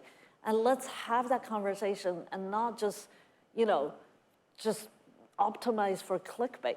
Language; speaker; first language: English; non-native, fluent; Chinese